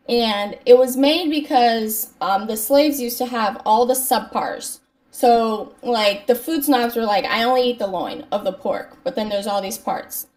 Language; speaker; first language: English; native; English